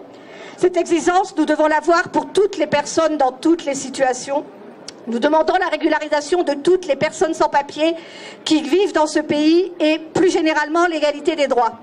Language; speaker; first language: French; native; French